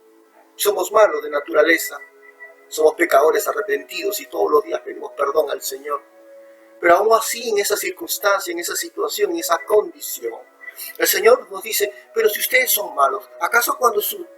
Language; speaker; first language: Spanish; native; Spanish